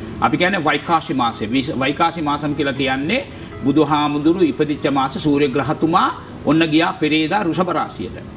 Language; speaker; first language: Sinhala; non-native, local second language; Tamil